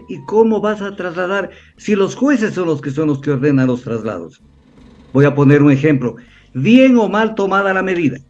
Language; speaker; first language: Spanish; native; Spanish